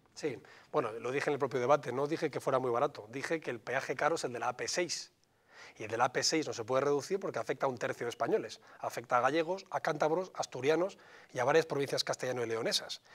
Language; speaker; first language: Spanish; native; Spanish